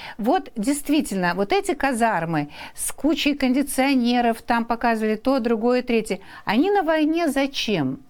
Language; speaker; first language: Russian; native; Russian